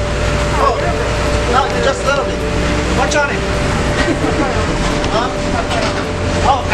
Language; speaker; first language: English; non-native, learner; Haitian Creole